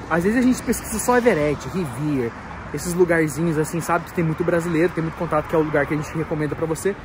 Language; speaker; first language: Portuguese; native; Portuguese